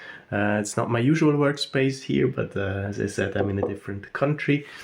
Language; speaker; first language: English; non-native, fluent; German